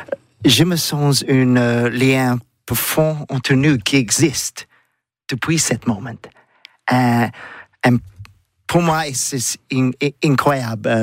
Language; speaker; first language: French; non-native, learner; English